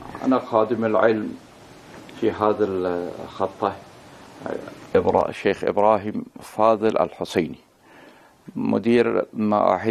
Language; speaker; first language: Arabic; non-native, learner; Persian